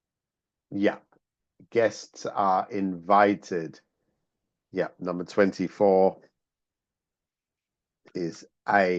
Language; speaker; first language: English; non-native, fluent; Spanish